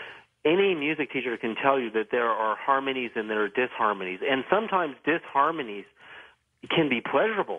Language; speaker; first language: English; native; English